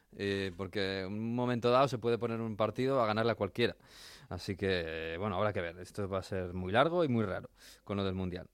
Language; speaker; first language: Spanish; native; Spanish